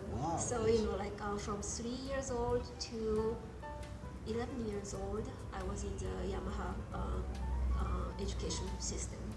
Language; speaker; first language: English; non-native, fluent; Japanese